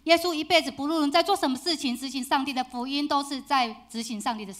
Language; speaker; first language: Chinese; native; Chinese